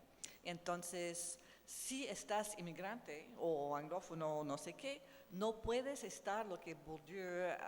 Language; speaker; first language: Spanish; non-native, learner; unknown